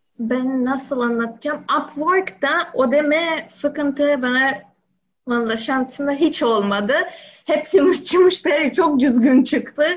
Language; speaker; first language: Turkish; non-native, learner; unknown